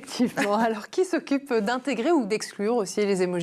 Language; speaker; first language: French; native; French